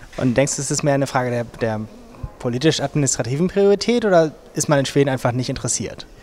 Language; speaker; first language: German; native; German